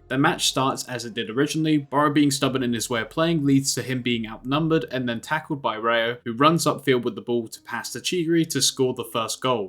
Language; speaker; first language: English; native; English